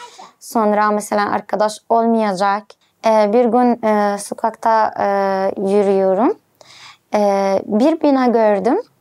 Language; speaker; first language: Turkish; non-native, learner; Arabic